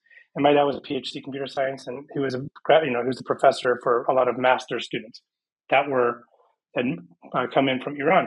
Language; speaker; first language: English; early bilingual, other home language; Persian